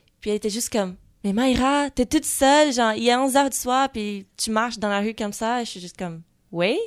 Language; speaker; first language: French; non-native, fluent; Portuguese